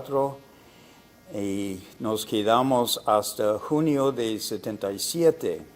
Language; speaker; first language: Spanish; non-native, fluent; English